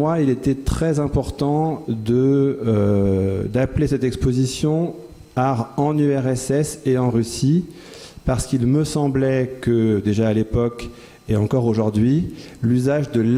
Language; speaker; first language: French; native; French